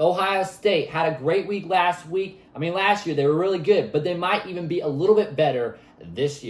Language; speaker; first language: English; native; English